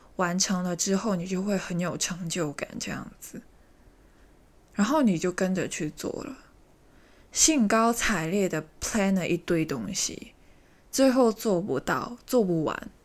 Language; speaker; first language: Chinese; native; Chinese